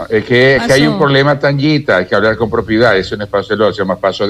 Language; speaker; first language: Spanish; native; Spanish